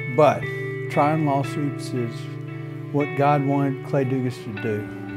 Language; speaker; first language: English; native; English